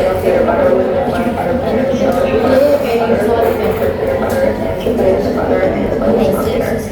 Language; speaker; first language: English; non-native, learner; Indonesian